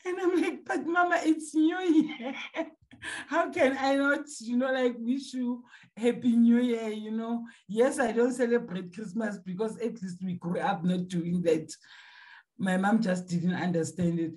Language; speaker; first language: English; non-native, local second language; Tsonga